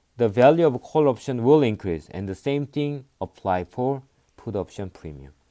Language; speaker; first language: English; non-native, fluent; Korean